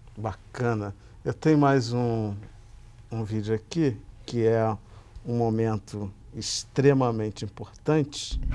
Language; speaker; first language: Portuguese; native; Portuguese